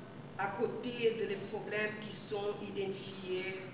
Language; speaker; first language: French; non-native, fluent; Portuguese